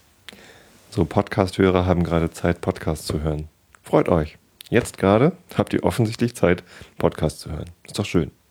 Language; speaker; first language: German; native; German